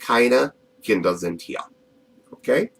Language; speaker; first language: German; non-native, fluent; English